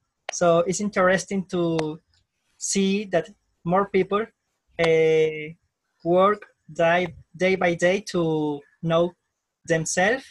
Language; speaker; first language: English; non-native, learner; Spanish